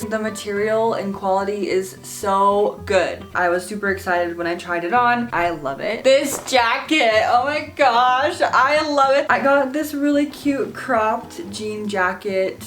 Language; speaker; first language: English; native; English